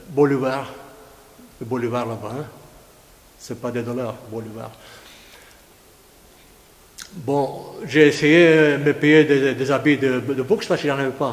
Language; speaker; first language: French; non-native, fluent; Greek